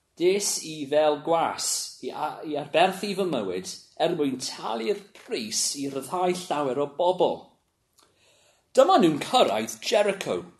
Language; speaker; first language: Welsh; non-native, local second language; English